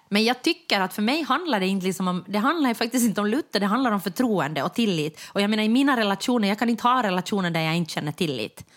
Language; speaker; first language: Swedish; native; Swedish